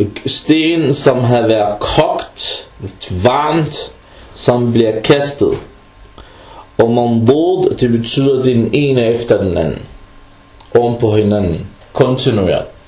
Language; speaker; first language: Danish; early bilingual, other home language; Arabic